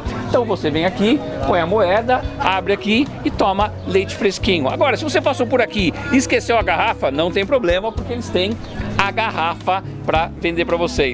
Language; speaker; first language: Portuguese; native; Portuguese